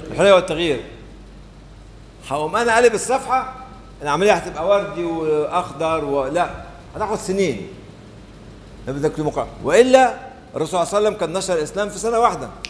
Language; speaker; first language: Arabic; native; Arabic